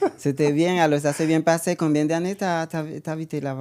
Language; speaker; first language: French; non-native, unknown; Spanish